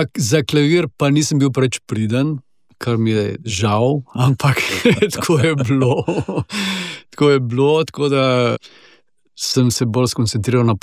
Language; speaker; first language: Slovenian; native; Slovenian